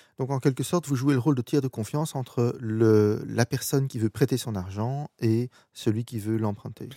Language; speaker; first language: French; native; French